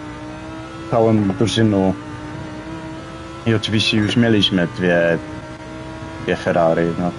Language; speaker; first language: Polish; early bilingual, heritage; Polish